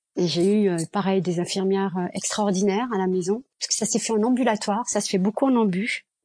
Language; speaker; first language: French; early bilingual, other home language; Kabyle